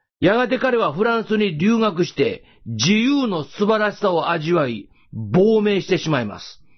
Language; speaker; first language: Japanese; native; Japanese